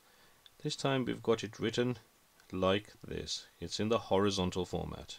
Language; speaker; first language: English; native; English